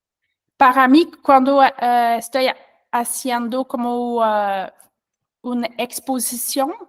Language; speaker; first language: Spanish; non-native, learner; French